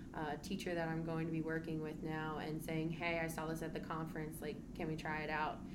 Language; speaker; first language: English; native; English